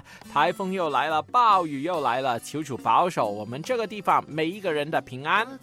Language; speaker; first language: Chinese; native; Chinese